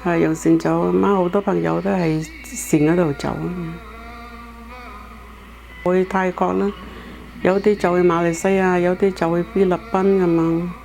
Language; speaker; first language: Cantonese; early bilingual, heritage; Cantonese